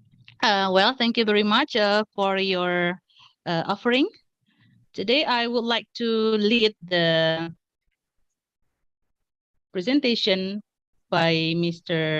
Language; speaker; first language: English; non-native, fluent; Indonesian